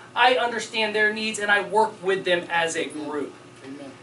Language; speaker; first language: English; native; English